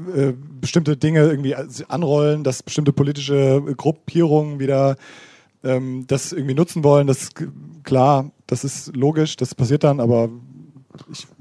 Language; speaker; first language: German; native; German